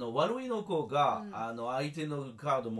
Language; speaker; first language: Japanese; non-native, learner; French